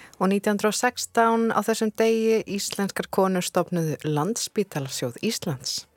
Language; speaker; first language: Icelandic; native; Icelandic